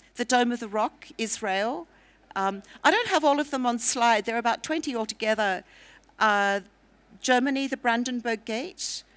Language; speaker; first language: English; native; English